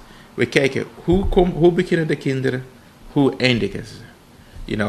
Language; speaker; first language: Dutch; non-native, fluent; English